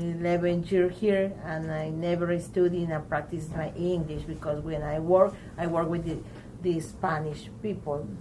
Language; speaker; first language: English; non-native, learner; Spanish